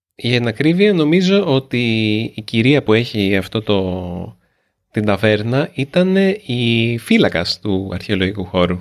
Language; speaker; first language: Greek; native; Greek